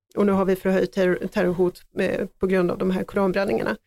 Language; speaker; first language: Swedish; native; Swedish